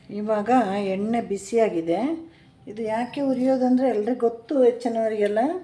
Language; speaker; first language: Kannada; non-native, local second language; Malayalam